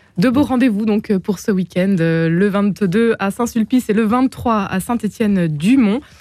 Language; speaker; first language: French; native; French